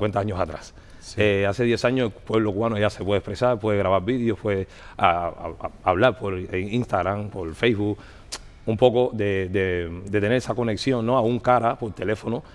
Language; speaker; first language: Spanish; native; Spanish